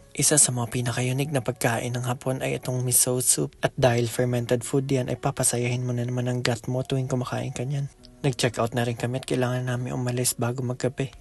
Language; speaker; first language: Filipino; native; Filipino